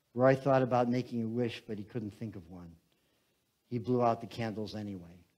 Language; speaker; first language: English; native; English